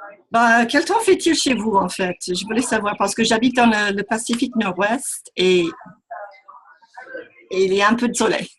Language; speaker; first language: French; non-native, fluent; English